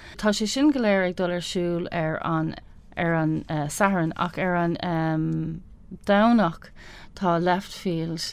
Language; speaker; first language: Irish; non-native, local second language; English